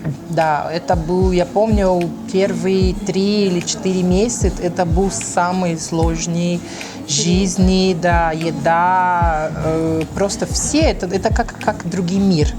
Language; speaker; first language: Russian; non-native, learner; Portuguese